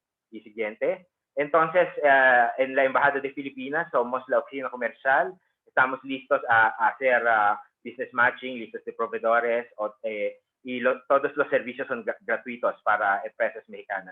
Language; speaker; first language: Spanish; non-native, fluent; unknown